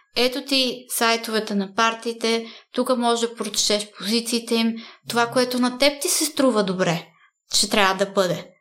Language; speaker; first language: Bulgarian; early bilingual, heritage; Bulgarian